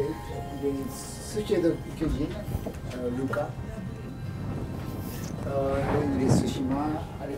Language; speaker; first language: French; non-native, learner; Japanese